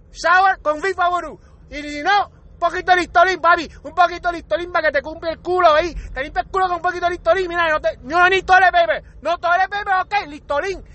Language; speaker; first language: Spanish; early bilingual, other home language; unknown